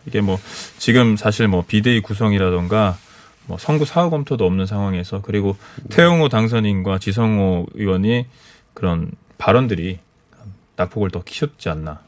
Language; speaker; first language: Korean; native; Korean